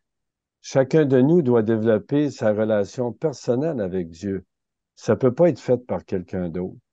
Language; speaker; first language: French; native; French